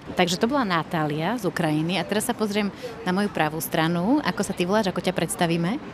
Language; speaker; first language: Slovak; native; Slovak